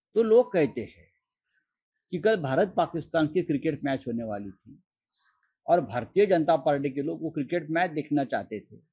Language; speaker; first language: Hindi; non-native, local second language; Marathi